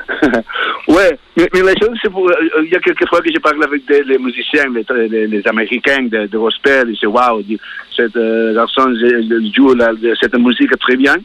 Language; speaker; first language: French; non-native, learner; Spanish